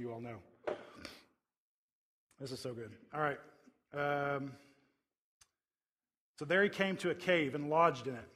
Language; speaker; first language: English; native; English